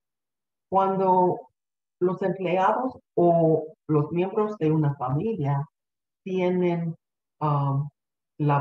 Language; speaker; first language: Spanish; early bilingual, heritage; Spanish